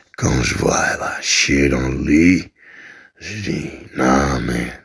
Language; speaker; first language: French; native; French